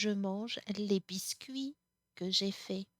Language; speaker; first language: French; non-native, fluent; English